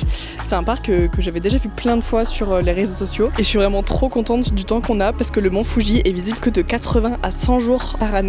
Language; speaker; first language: French; native; French